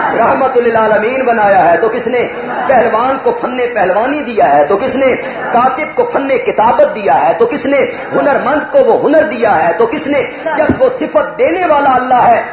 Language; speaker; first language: Urdu; non-native, local second language; Punjabi